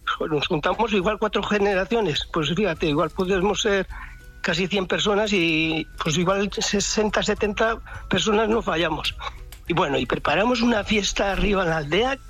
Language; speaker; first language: Spanish; native; Spanish